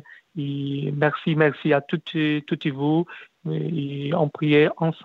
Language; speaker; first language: French; non-native, learner; Portuguese